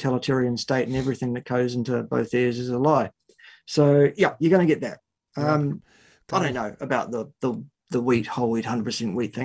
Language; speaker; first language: English; native; English